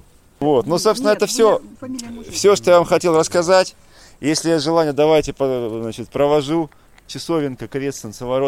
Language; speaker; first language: Russian; native; Russian